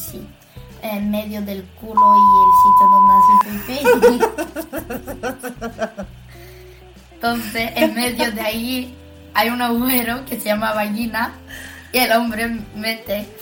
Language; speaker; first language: Spanish; early bilingual, heritage; Spanish